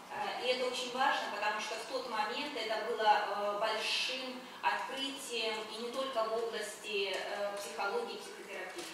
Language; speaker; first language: Italian; non-native, fluent; Russian